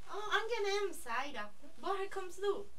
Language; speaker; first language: German; non-native, learner; Spanish